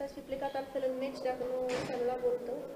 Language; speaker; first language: Romanian; native; Romanian